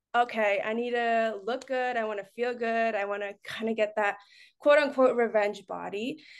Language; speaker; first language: English; early bilingual, other home language; Spanish